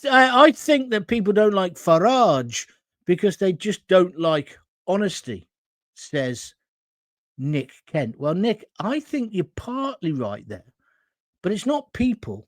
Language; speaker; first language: English; native; English